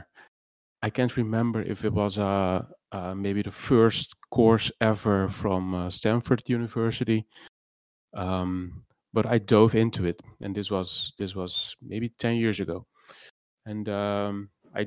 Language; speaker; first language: English; non-native, fluent; Papiamento